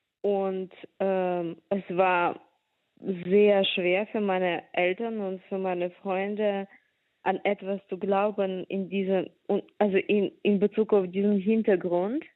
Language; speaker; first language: German; non-native, fluent; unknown